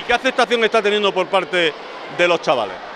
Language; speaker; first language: Spanish; native; Spanish